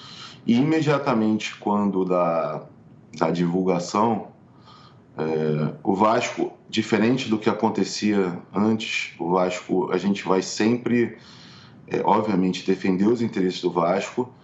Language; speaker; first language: Portuguese; native; Portuguese